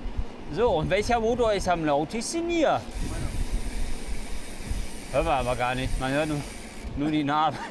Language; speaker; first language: German; native; German